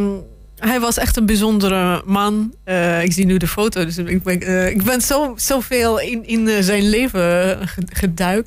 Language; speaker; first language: Dutch; non-native, fluent; Russian